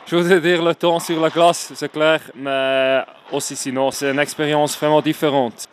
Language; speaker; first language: French; non-native, learner; Swiss German